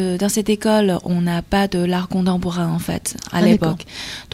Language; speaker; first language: French; non-native, fluent; Chinese